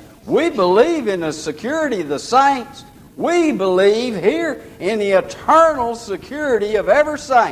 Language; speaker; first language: English; native; English